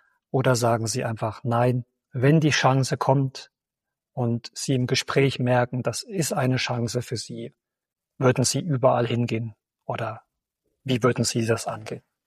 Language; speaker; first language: German; native; German